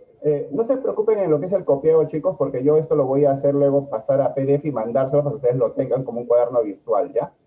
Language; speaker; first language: Spanish; native; Spanish